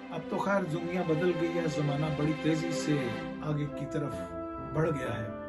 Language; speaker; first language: Urdu; native; Urdu